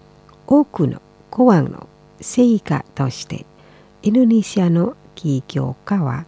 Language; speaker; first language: Japanese; non-native, fluent; Indonesian